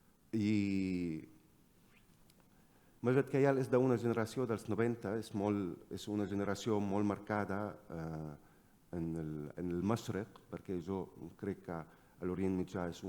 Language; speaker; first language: Catalan; non-native, fluent; Arabic